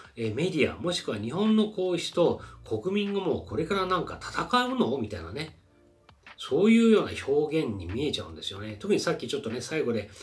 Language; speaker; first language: Japanese; native; Japanese